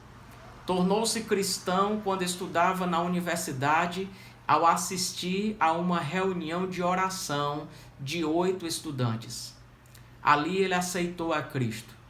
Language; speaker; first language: Portuguese; native; Portuguese